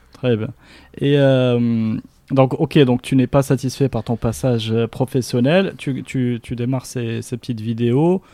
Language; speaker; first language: French; non-native, local second language; Arabic